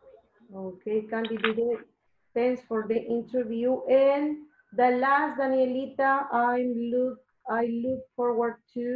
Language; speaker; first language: English; non-native, learner; Spanish